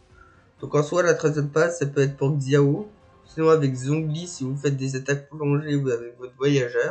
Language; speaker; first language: French; native; French